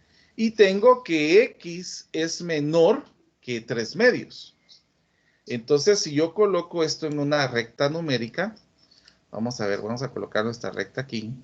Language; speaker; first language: Spanish; native; Spanish